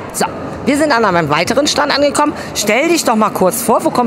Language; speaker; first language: German; native; German